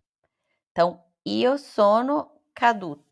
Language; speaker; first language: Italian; non-native, fluent; Portuguese